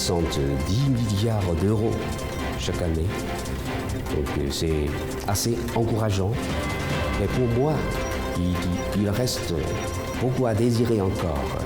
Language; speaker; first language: French; non-native, fluent; Chinese